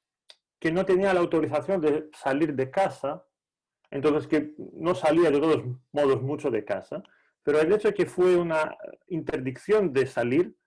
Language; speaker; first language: Spanish; non-native, fluent; Greek